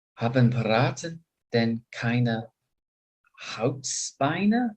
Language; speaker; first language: German; non-native, learner; English